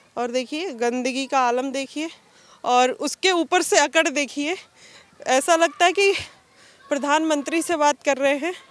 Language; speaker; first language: Hindi; native; Hindi